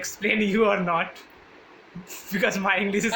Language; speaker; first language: English; non-native, learner; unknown